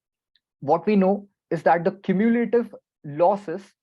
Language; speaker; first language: English; non-native, local second language; Marathi